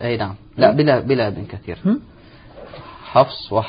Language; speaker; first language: Arabic; native; Arabic